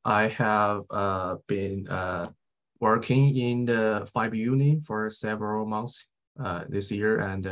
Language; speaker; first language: English; non-native, fluent; Chinese